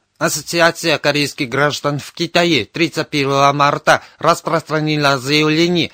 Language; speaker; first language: Russian; non-native, fluent; Korean